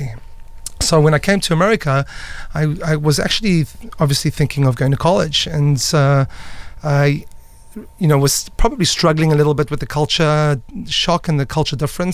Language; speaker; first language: English; native; English